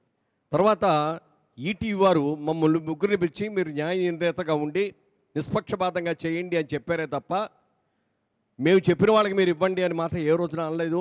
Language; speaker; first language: Telugu; native; Telugu